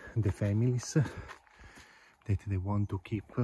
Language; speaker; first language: English; non-native, fluent; Italian